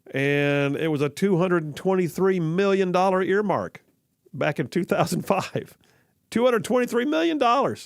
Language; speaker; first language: English; native; English